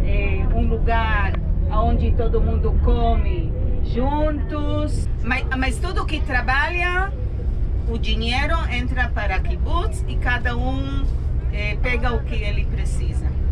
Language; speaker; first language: Portuguese; non-native, learner; Hebrew